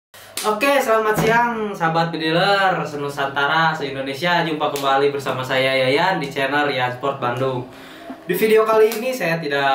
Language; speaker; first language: Indonesian; native; Indonesian